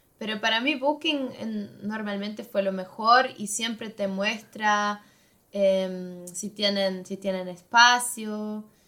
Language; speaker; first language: Spanish; non-native, fluent; German